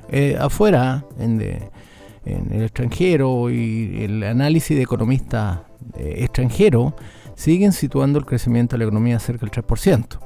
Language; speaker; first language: Spanish; native; Spanish